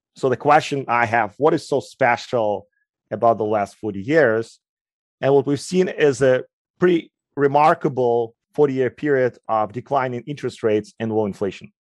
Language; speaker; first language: English; non-native, fluent; Ukrainian